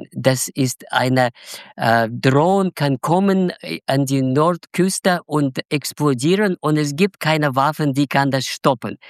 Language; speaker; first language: German; non-native, learner; Russian